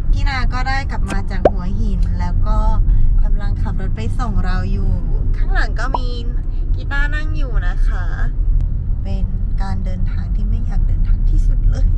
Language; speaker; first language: Thai; non-native, fluent; Korean